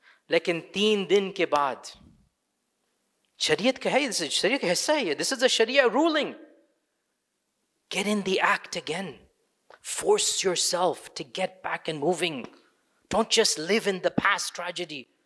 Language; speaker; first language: Urdu; early bilingual, other home language; English